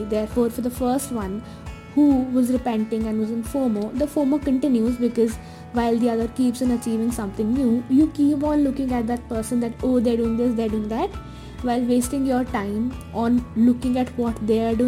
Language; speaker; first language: English; non-native, local second language; Hindi